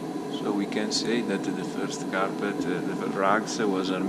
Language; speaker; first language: English; non-native, learner; Italian